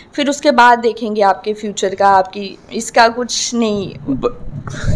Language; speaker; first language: Hindi; native; Hindi